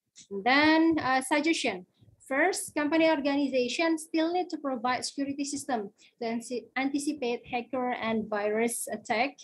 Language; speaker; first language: English; non-native, fluent; Indonesian